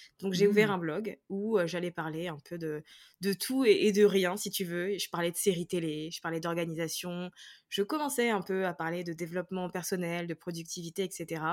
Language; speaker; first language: French; native; French